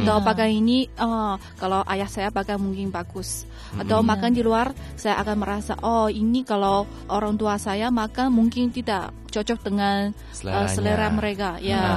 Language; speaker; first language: Indonesian; non-native, fluent; Chinese